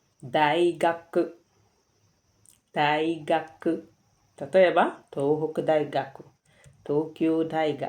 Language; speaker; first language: Japanese; non-native, learner; English